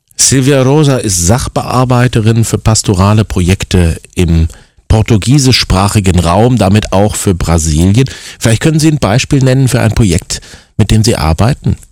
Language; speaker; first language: German; native; German